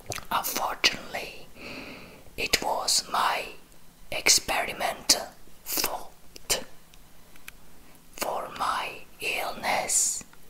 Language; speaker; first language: English; non-native, learner; Italian